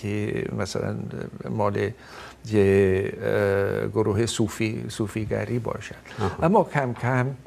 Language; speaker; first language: Persian; non-native, fluent; Dutch